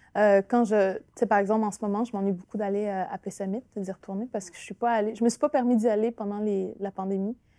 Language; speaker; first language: French; non-native, local second language; Innu-aimun